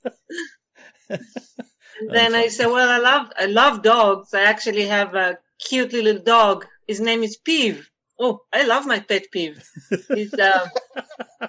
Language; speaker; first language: English; non-native, fluent; Hebrew